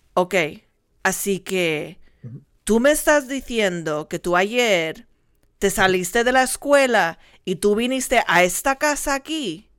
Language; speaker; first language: Spanish; early bilingual, other home language; English